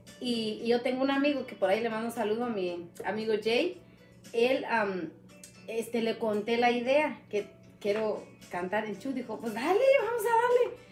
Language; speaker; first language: Spanish; non-native, local second language; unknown